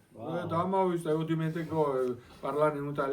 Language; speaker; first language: Italian; non-native, learner; Georgian